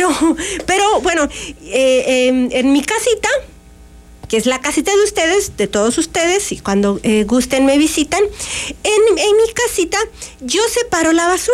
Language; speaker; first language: Spanish; native; Spanish